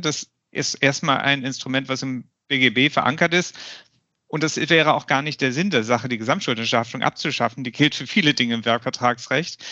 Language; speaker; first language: German; native; German